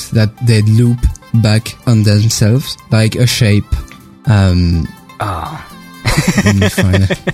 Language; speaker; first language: English; non-native, fluent; French